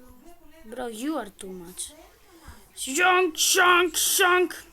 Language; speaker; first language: English; non-native, learner; Greek